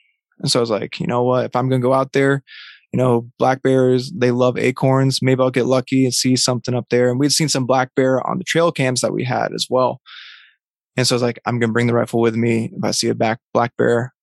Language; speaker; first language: English; native; English